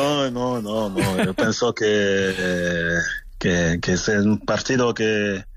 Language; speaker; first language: Spanish; non-native, learner; French